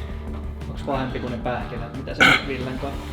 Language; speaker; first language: Finnish; native; Finnish